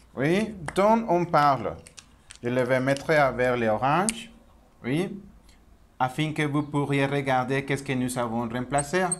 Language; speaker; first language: French; non-native, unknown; Spanish